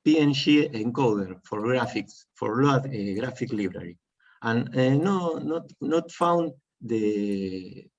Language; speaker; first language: English; non-native, learner; Spanish